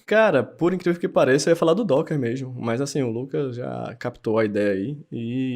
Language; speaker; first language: Portuguese; native; Portuguese